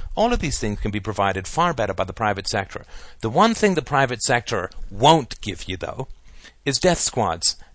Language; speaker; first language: English; native; English